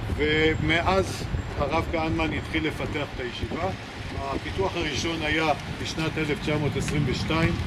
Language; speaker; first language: Hebrew; native; Hebrew